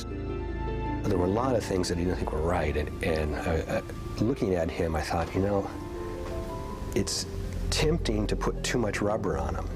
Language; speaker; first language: English; native; English